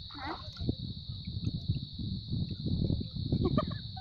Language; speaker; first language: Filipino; non-native, local second language; Cebuano